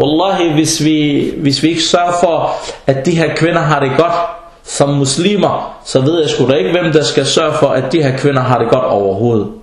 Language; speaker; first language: Danish; early bilingual, other home language; Arabic